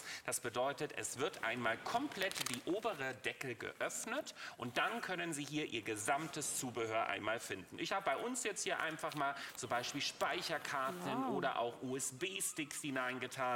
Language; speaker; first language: German; native; German